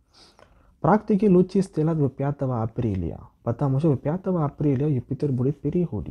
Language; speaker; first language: Russian; non-native, learner; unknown